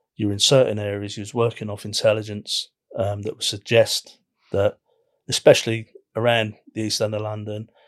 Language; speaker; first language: English; native; English